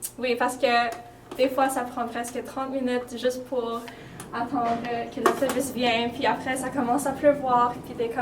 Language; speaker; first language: French; native; French